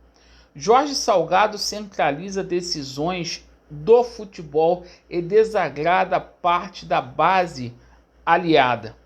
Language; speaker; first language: Portuguese; native; Portuguese